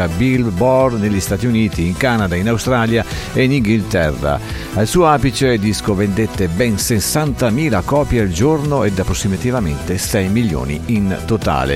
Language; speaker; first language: Italian; native; Italian